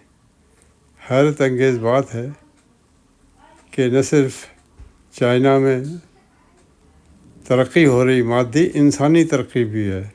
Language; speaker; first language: Urdu; native; Urdu